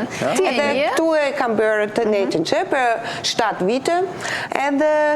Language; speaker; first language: Albanian; non-native, fluent; German